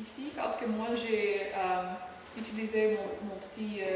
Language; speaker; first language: French; non-native, learner; English